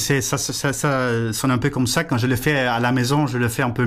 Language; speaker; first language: French; non-native, fluent; Spanish